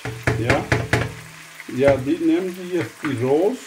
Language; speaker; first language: German; non-native, learner; Urdu